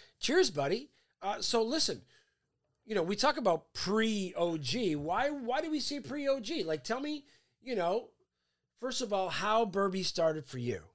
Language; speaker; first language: English; native; English